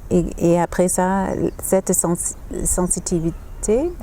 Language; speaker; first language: French; non-native, fluent; English